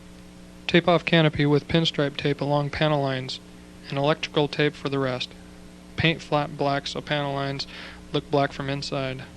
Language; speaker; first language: English; native; English